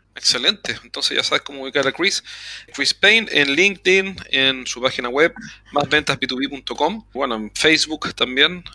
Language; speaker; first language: Spanish; native; Spanish